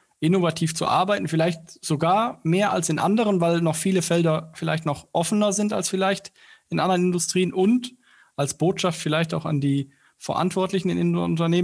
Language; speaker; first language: German; native; German